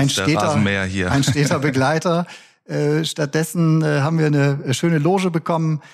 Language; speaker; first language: German; native; German